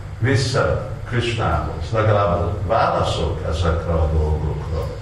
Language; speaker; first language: Hungarian; non-native, learner; Russian